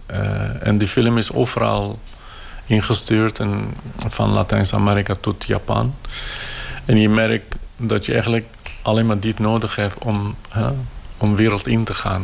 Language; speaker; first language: Dutch; non-native, fluent; Kurdish